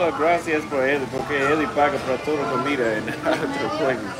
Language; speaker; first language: Spanish; non-native, learner; English